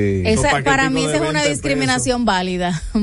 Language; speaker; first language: Spanish; native; Spanish